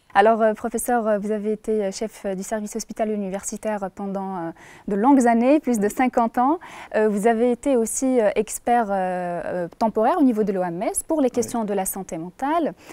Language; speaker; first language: French; non-native, local second language; Arabic